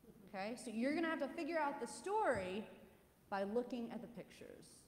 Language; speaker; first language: English; native; English